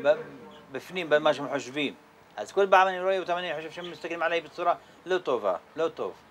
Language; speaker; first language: Hebrew; non-native, local second language; Arabic